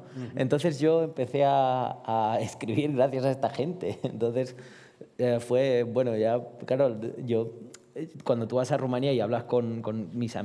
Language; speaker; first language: Spanish; early bilingual, other home language; Romanian